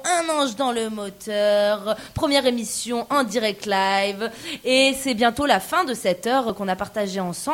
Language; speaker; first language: French; native; French